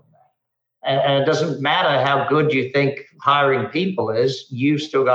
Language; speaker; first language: English; native; English